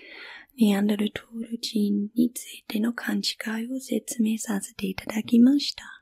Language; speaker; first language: Japanese; non-native, fluent; English